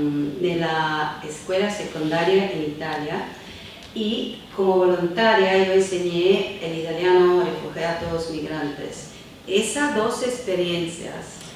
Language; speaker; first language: Spanish; non-native, fluent; Italian